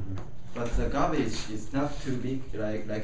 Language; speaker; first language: English; non-native, learner; Japanese